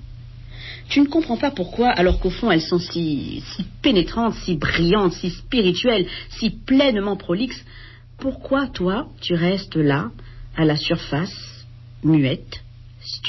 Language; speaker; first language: French; native; French